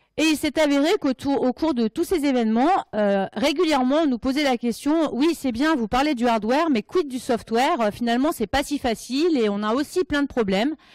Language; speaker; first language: French; native; French